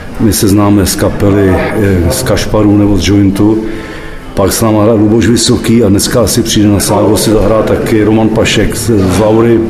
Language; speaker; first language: Czech; native; Czech